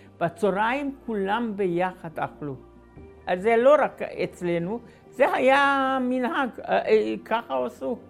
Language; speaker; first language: Hebrew; non-native, fluent; Hungarian